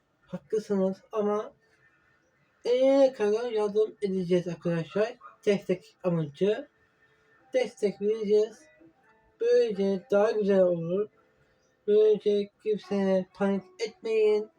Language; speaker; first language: Turkish; non-native, learner; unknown